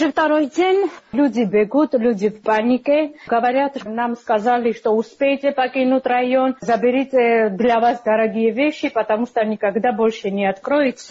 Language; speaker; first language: Russian; non-native, fluent; Georgian